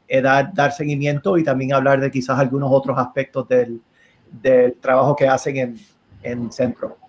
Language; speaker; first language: Spanish; native; Spanish